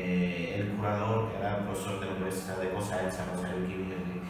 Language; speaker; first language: Spanish; non-native, learner; Italian